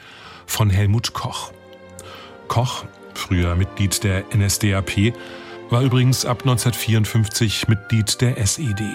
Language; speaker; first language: German; native; German